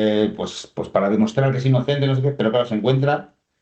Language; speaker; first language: Spanish; native; Spanish